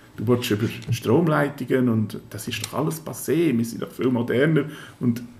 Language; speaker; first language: German; native; German